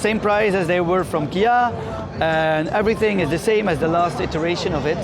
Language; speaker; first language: English; non-native, fluent; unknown